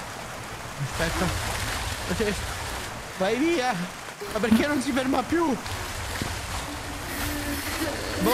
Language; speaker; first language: Italian; native; Italian